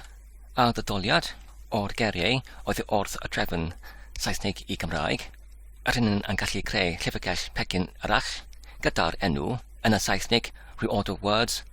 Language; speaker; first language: Welsh; non-native, learner; English